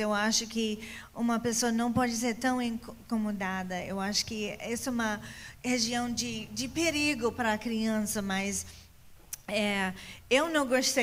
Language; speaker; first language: Portuguese; non-native, fluent; English